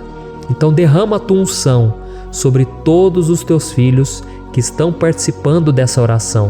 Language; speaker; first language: Portuguese; native; Portuguese